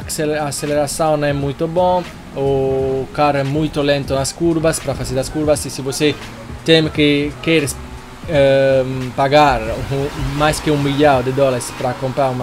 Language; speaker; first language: Portuguese; non-native, learner; Italian